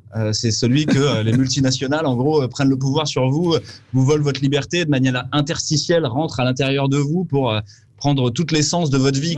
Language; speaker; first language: French; native; French